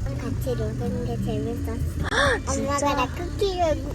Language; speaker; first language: Korean; early bilingual, heritage; Korean